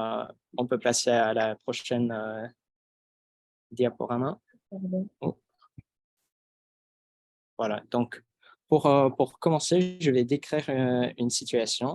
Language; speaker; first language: French; non-native, fluent; English